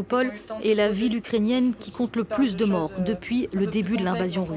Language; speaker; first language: French; native; French